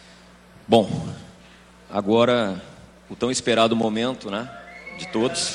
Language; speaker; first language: Portuguese; native; Portuguese